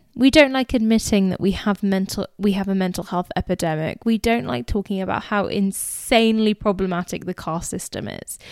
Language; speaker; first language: English; native; English